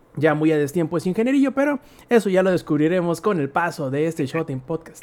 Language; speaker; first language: Spanish; native; Spanish